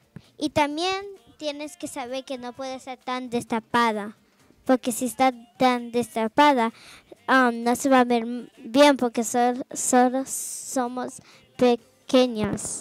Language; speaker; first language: Spanish; early bilingual, heritage; Spanish